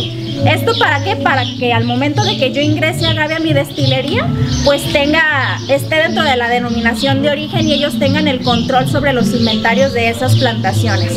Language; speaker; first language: Spanish; native; Spanish